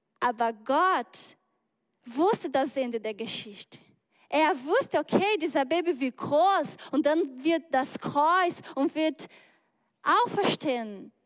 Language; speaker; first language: German; non-native, learner; Portuguese